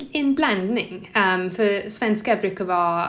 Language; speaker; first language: Swedish; non-native, fluent; English